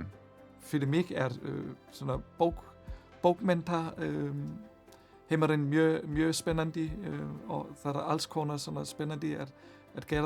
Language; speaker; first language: Icelandic; non-native, fluent; Danish